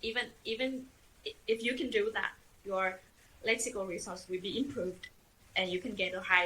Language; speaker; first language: English; non-native, fluent; Vietnamese